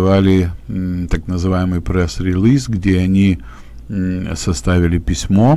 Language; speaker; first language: Russian; native; Russian